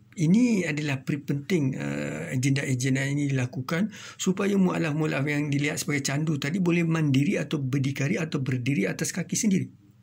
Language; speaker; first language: Malay; non-native, local second language; Tamil